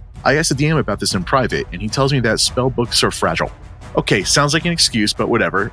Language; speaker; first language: English; native; English